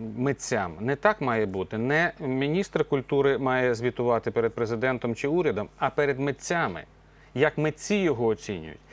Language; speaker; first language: Ukrainian; native; Ukrainian